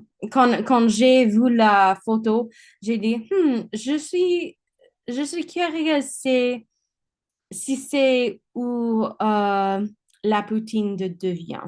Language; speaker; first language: French; non-native, learner; English